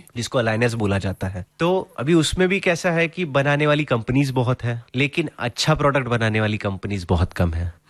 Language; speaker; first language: Hindi; non-native, local second language; Marathi